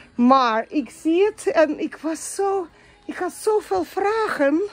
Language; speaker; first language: Dutch; non-native, learner; Russian